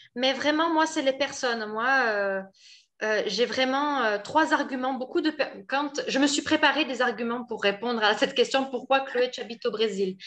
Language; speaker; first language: French; native; French